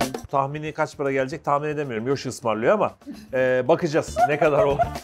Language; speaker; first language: Turkish; native; Turkish